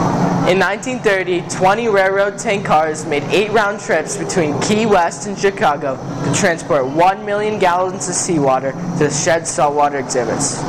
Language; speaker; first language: English; native; English